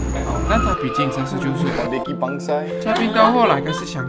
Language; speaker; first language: Chinese; native; Chinese